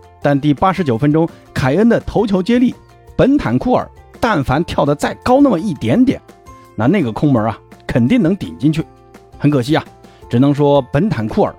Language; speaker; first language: Chinese; native; Chinese